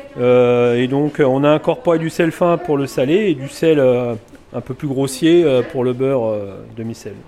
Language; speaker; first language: French; native; French